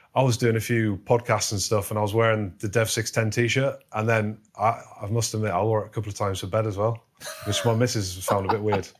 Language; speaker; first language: English; native; English